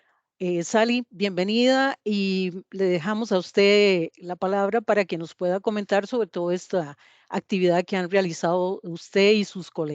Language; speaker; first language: Spanish; native; Spanish